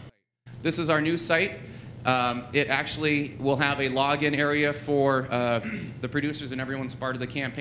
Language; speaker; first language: English; native; English